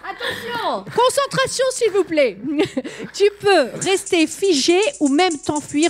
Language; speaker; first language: French; native; French